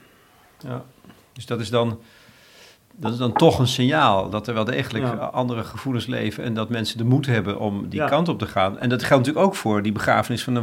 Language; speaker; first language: Dutch; native; Dutch